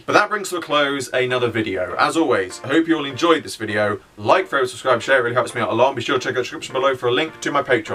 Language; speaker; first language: English; native; English